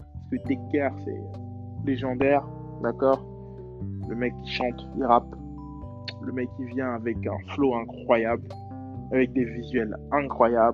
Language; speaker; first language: French; native; French